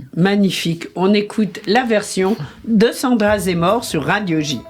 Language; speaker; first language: French; native; French